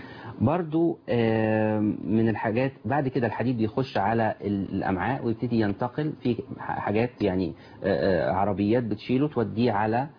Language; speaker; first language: Arabic; native; Arabic